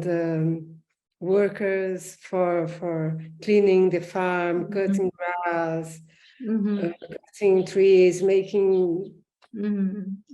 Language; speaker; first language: English; non-native, learner; Portuguese